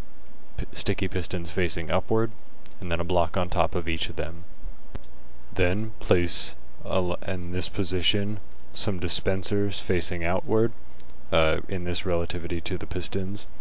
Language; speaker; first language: English; native; English